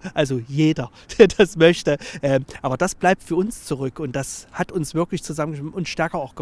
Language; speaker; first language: German; native; German